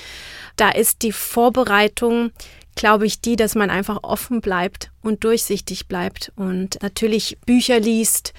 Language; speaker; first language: German; non-native, fluent; Czech